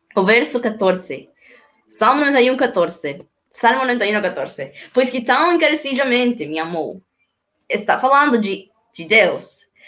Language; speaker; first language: Portuguese; non-native, learner; Spanish